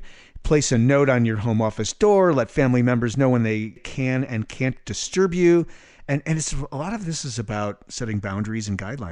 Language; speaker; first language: English; native; English